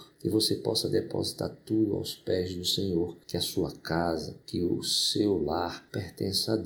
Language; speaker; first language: Portuguese; native; Portuguese